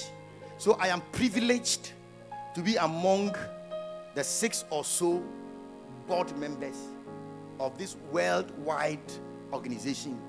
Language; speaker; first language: English; non-native, local second language; Ewe